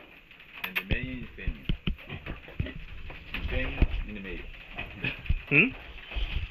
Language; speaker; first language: English; non-native, learner; Portuguese